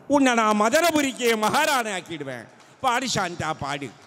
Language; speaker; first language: Tamil; native; Tamil